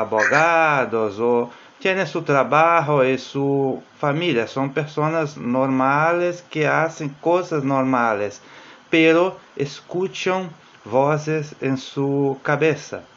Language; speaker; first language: Spanish; non-native, fluent; Portuguese